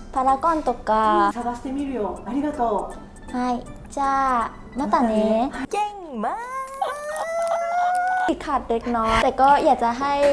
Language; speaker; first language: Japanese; non-native, learner; Thai